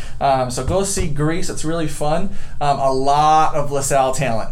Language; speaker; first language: English; native; English